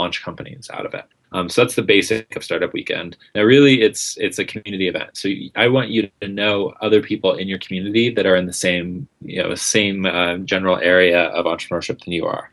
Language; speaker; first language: English; native; English